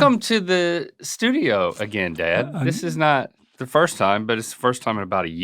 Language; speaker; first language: English; native; English